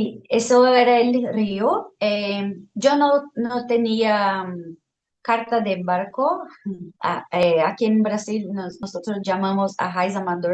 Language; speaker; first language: Spanish; non-native, fluent; Portuguese